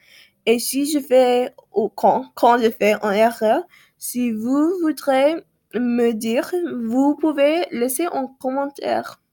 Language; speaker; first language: French; non-native, learner; English